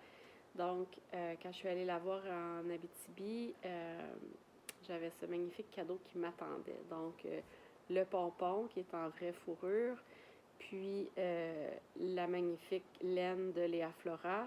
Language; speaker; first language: French; native; French